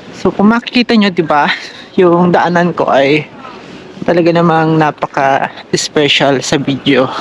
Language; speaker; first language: Filipino; native; Filipino